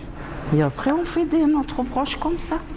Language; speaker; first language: French; non-native, learner; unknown